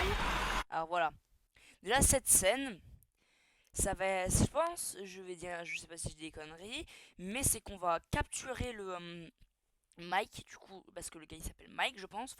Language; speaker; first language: French; native; French